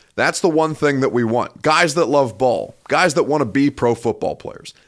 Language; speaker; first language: English; native; English